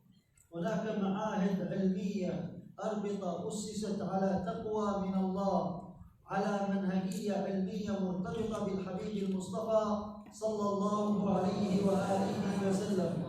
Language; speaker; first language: Arabic; native; Arabic